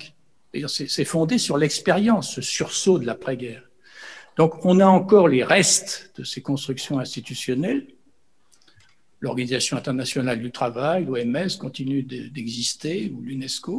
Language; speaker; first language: French; native; French